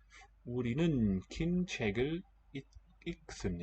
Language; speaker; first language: Korean; non-native, learner; English